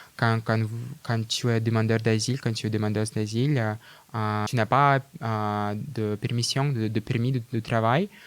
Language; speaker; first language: French; non-native, fluent; Russian